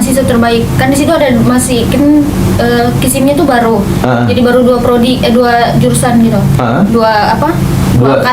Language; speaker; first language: Indonesian; native; Indonesian